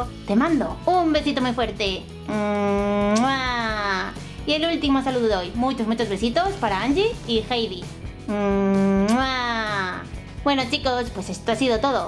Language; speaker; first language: Spanish; native; Spanish